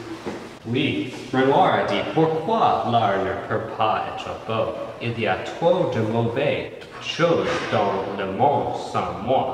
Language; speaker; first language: French; non-native, learner; English